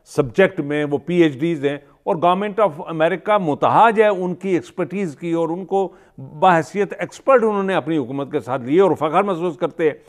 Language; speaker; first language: Hindi; native; Hindi